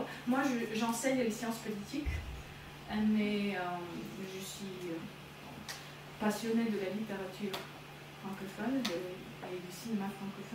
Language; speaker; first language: French; non-native, fluent; Bulgarian